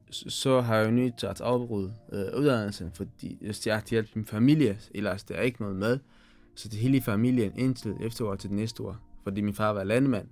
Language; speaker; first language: Danish; non-native, learner; Tigrinya